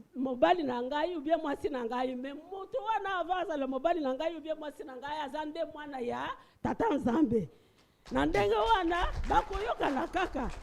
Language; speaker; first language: Lingala; non-native, local second language; Luba-Lulua